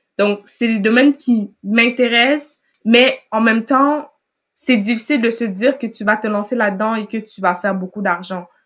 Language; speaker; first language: French; early bilingual, other home language; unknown